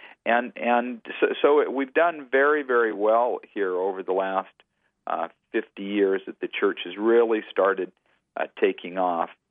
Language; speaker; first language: English; native; English